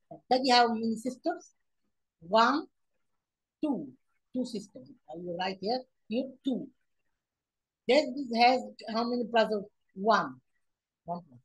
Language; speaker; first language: English; non-native, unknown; Arabic